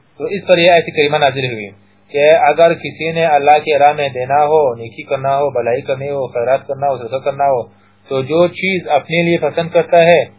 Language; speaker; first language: Urdu; non-native, local second language; Pashto